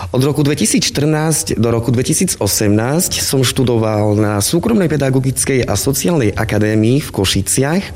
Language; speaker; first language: Slovak; non-native, local second language; Romany